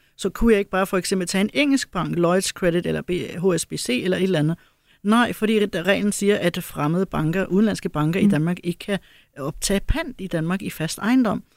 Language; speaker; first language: Danish; early bilingual, other home language; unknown